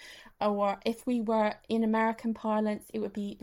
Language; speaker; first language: English; native; English